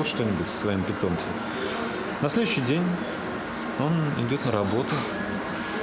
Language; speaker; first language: Russian; native; Russian